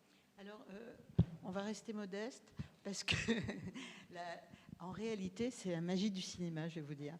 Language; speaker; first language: French; native; French